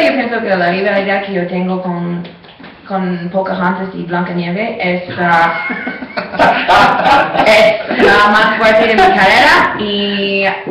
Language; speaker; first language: Spanish; non-native, learner; English